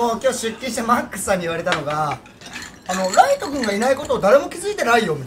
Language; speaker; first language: Japanese; native; Japanese